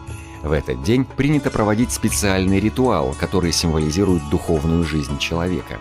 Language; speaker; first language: Russian; native; Russian